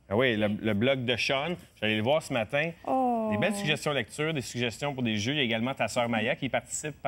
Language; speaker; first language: French; native; French